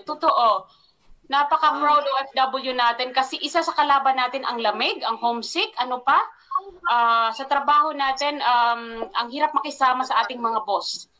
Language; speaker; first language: Filipino; non-native, local second language; Waray